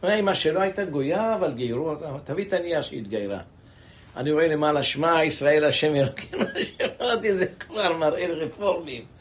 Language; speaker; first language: Hebrew; native; Hebrew